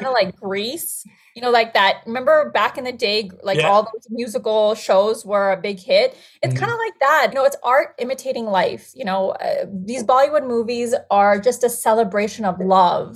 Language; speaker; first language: English; non-native, local second language; Bangla